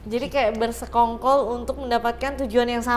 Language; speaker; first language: Indonesian; native; Indonesian